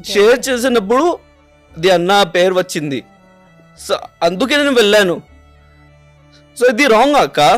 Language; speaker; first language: Telugu; non-native, local second language; Urdu